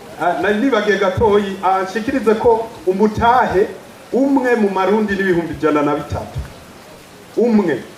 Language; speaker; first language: Rundi; early bilingual, heritage; Rundi